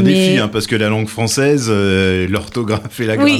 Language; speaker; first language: French; native; French